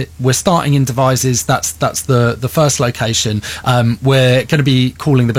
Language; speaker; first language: English; native; English